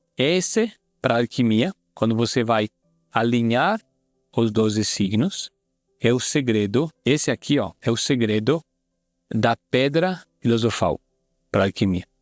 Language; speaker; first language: Portuguese; non-native, fluent; Italian